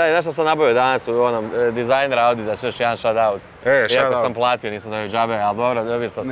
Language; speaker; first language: Serbian; native; Serbian